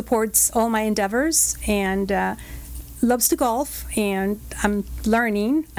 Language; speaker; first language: English; non-native, fluent; Spanish